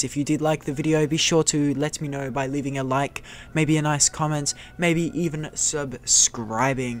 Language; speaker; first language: English; native; English